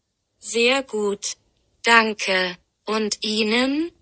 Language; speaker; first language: German; non-native, learner; Persian